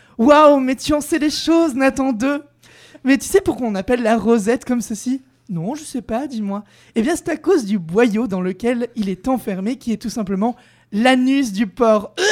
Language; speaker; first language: French; native; French